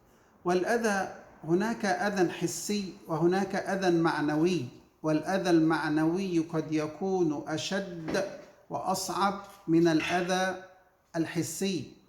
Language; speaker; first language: Arabic; native; Arabic